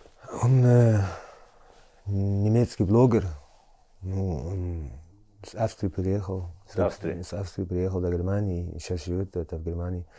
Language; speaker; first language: Russian; early bilingual, heritage; Chechen